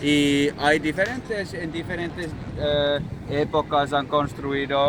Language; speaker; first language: Spanish; non-native, learner; Finnish